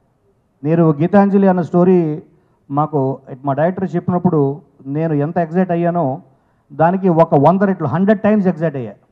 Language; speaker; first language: Telugu; native; Telugu